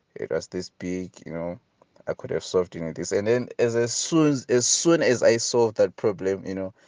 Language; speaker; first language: English; non-native, local second language; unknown